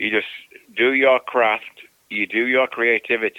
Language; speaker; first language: English; native; English